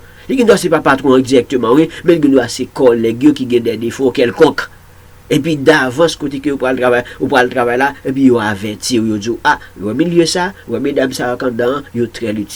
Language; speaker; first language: French; non-native, local second language; Haitian Creole